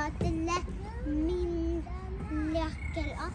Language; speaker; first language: Swedish; early bilingual, other home language; Mongolian